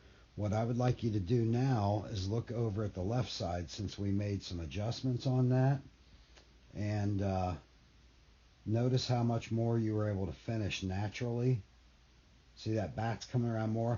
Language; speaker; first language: English; native; English